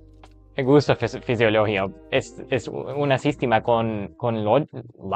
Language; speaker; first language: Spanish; non-native, learner; English